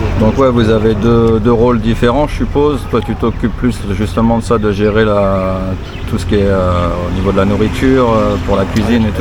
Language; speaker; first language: French; native; French